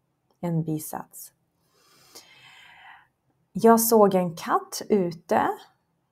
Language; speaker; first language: Swedish; non-native, fluent; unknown